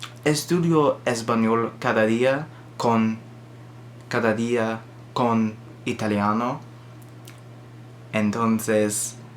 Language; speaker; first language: Spanish; non-native, learner; English